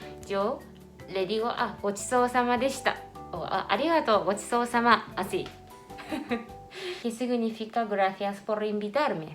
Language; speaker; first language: Spanish; non-native, fluent; Japanese